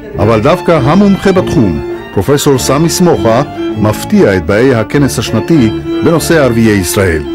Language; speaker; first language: Hebrew; native; Hebrew